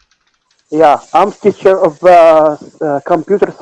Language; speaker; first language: English; non-native, local second language; Arabic